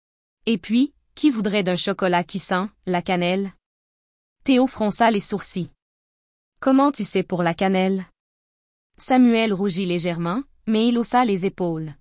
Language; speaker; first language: French; native; French